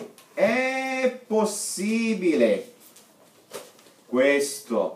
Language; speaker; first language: Italian; non-native, fluent; Russian